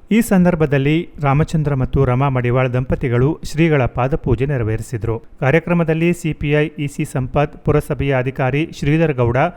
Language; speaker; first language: Kannada; native; Kannada